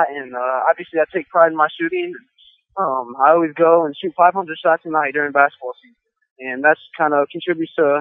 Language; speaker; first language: English; native; English